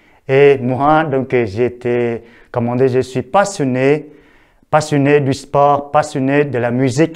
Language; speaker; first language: French; non-native, fluent; Vietnamese